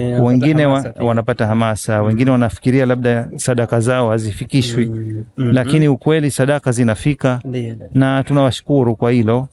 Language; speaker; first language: Swahili; native; Swahili